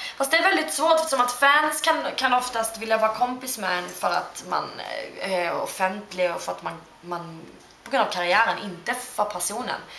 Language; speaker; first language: Swedish; early bilingual, other home language; Turkish